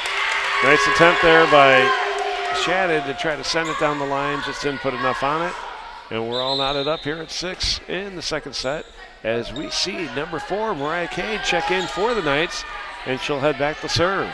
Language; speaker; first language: English; native; English